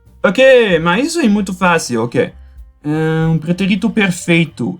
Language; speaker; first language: Portuguese; non-native, fluent; French